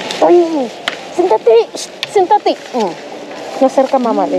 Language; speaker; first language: Spanish; non-native, fluent; Filipino